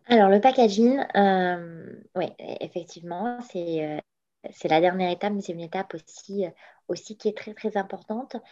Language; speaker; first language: French; non-native, local second language; Arabic